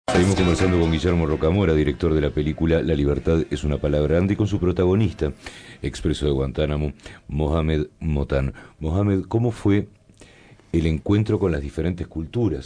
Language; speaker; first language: Spanish; native; Spanish